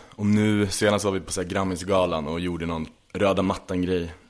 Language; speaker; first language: Swedish; native; Swedish